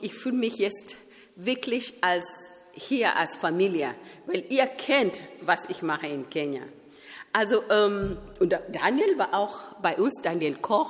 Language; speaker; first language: German; non-native, fluent; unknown